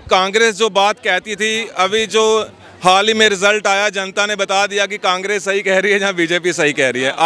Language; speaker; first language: Hindi; native; Hindi